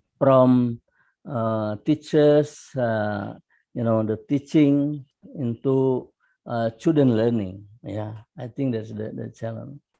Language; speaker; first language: English; non-native, fluent; Indonesian